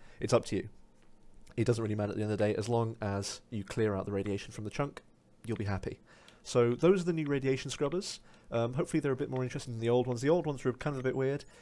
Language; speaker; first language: English; native; English